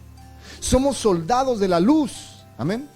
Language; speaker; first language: Spanish; native; Spanish